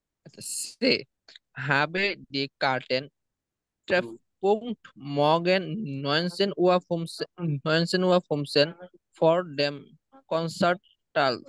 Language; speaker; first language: German; non-native, learner; Bangla